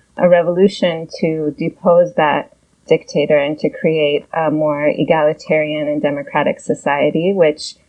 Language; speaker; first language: English; early bilingual, other home language; Persian